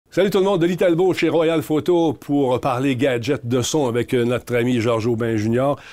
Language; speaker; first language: French; native; French